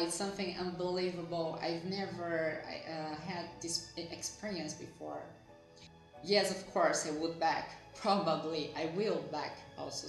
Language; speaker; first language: English; non-native, fluent; Portuguese